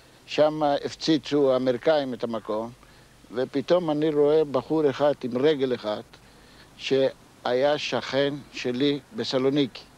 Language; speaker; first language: Hebrew; non-native, fluent; Ladino